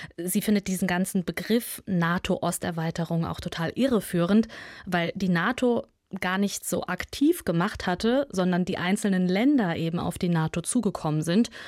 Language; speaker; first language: German; early bilingual, other home language; Russian